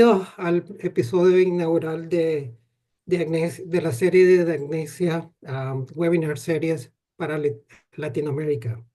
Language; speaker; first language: Spanish; non-native, fluent; English